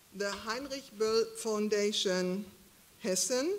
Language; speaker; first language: English; non-native, fluent; German